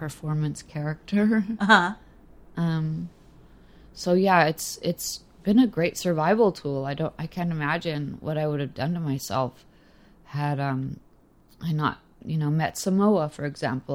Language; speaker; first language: English; native; English